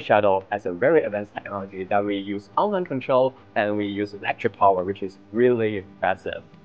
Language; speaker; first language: English; non-native, fluent; Chinese